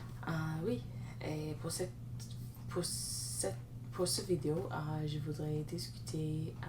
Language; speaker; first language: French; non-native, learner; English